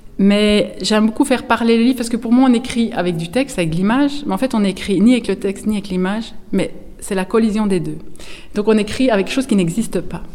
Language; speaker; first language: French; native; French